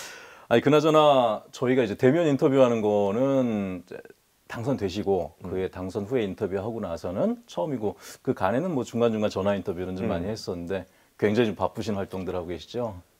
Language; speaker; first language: Korean; native; Korean